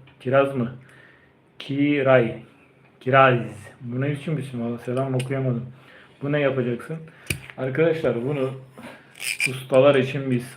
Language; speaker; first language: Turkish; early bilingual, heritage; Turkish